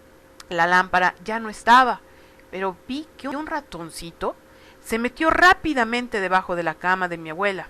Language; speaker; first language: Spanish; native; Spanish